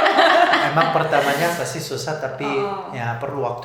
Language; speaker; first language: Indonesian; non-native, fluent; Korean